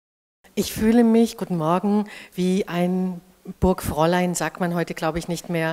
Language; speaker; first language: German; native; German